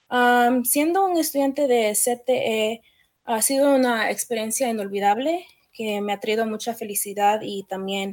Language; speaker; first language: Spanish; early bilingual, heritage; Spanish